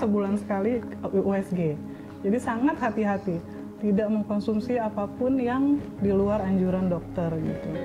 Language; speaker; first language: Indonesian; native; Indonesian